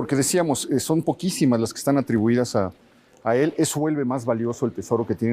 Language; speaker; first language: Spanish; native; Spanish